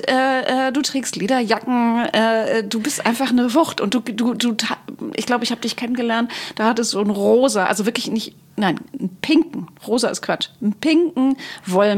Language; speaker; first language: German; native; German